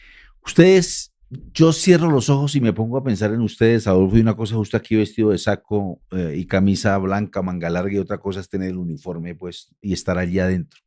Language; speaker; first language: Spanish; native; Spanish